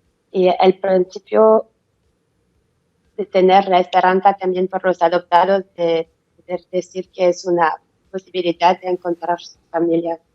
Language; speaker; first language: Spanish; non-native, learner; French